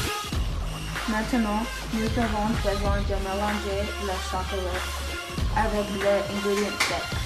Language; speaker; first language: French; non-native, learner; English